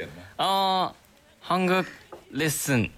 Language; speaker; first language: Korean; non-native, learner; Japanese